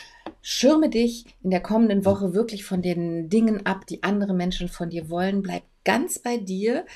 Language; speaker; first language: German; native; German